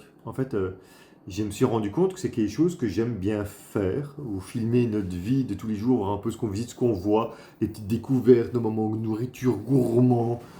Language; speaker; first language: French; native; French